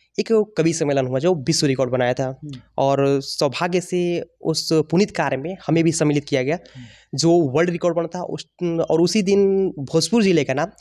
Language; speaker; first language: Hindi; native; Hindi